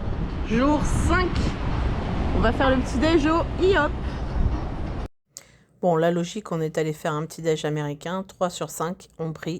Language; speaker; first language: French; native; French